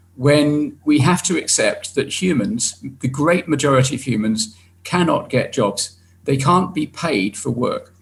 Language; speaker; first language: English; native; English